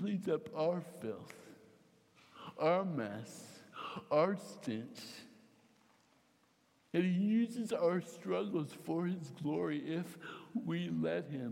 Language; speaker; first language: English; native; English